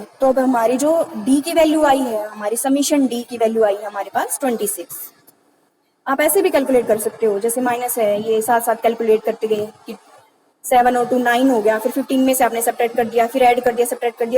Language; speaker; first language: Hindi; native; Hindi